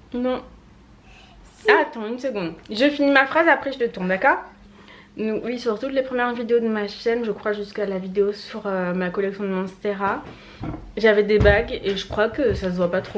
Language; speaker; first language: French; native; French